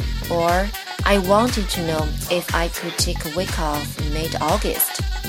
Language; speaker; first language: English; non-native, fluent; Chinese